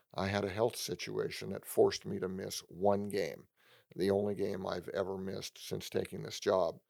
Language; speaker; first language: English; native; English